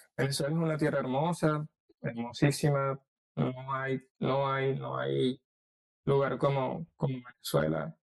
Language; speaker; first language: Spanish; native; Spanish